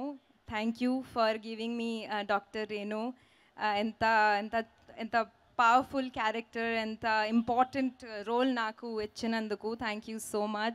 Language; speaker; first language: Telugu; non-native, local second language; Hindi